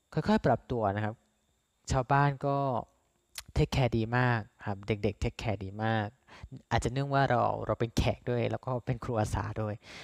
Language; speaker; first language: Thai; non-native, local second language; S'gaw Karen